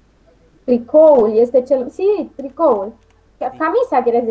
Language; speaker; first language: Spanish; non-native, fluent; Romanian